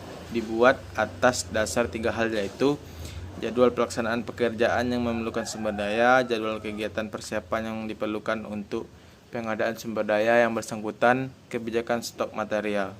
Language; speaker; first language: Indonesian; native; Indonesian